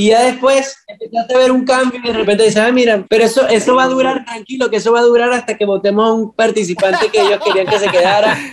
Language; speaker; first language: Spanish; native; Spanish